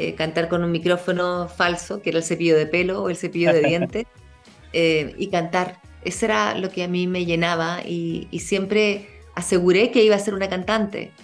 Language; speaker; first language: Spanish; native; Spanish